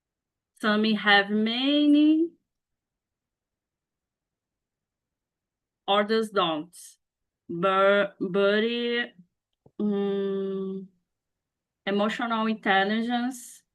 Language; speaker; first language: English; non-native, learner; Portuguese